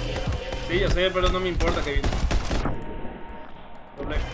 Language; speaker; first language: Spanish; native; Spanish